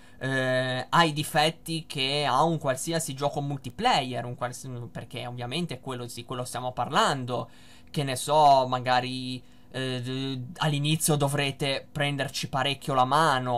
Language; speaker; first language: Italian; native; Italian